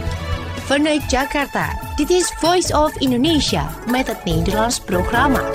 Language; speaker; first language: Dutch; non-native, learner; Indonesian